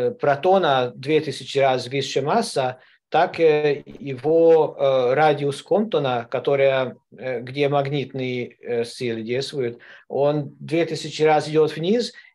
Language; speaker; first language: Russian; non-native, learner; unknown